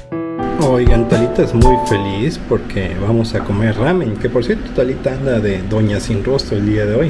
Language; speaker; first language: Spanish; native; Spanish